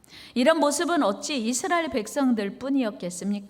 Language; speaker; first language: Korean; native; Korean